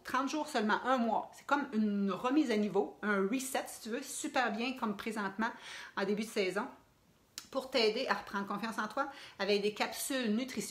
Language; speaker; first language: French; native; French